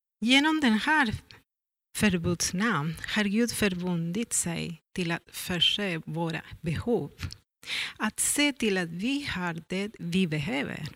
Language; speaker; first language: Swedish; non-native, learner; Spanish